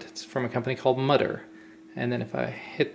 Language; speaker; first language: English; native; English